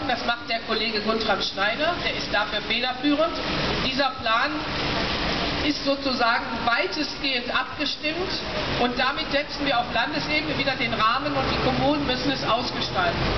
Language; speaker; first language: German; native; German